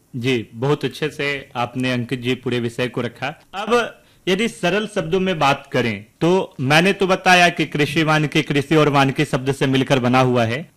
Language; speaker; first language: Hindi; native; Hindi